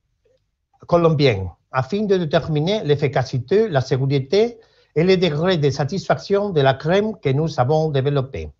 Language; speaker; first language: French; non-native, learner; Spanish